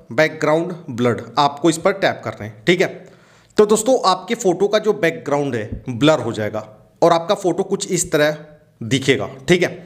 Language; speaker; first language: Hindi; native; Hindi